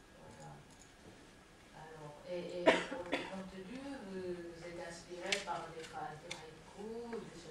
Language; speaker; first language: French; non-native, fluent; Japanese